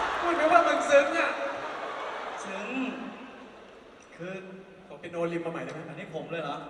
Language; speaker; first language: Thai; native; Thai